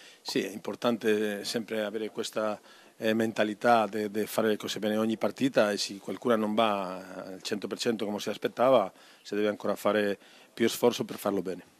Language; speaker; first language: Italian; non-native, fluent; Spanish